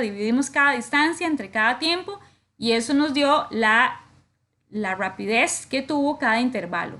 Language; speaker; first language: Spanish; native; Spanish